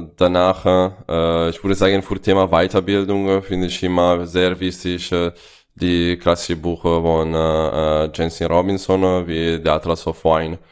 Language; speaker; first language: German; non-native, fluent; Italian